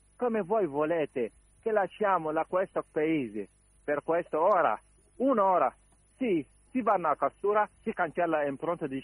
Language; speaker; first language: Italian; non-native, learner; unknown